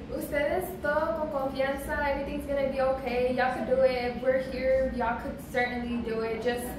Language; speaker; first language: English; early bilingual, other home language; Spanish